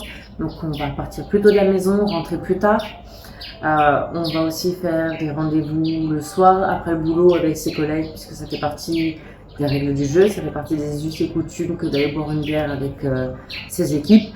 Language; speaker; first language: French; native; French